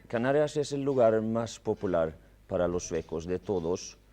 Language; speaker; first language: Spanish; non-native, fluent; Swedish